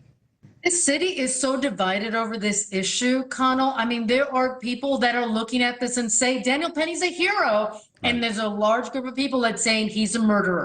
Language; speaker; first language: English; native; English